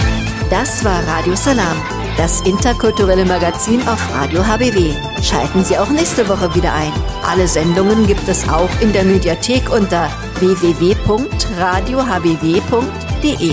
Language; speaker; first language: German; native; German